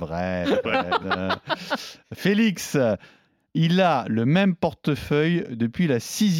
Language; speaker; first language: French; native; French